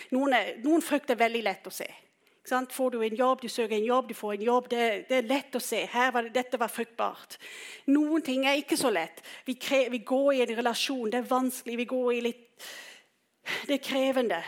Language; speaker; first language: Norwegian; non-native, fluent; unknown